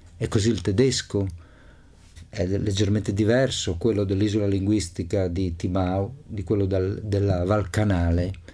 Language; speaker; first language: Italian; non-native, local second language; Friulian